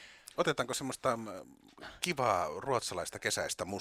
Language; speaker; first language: Finnish; native; Finnish